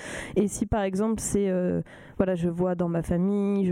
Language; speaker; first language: French; native; French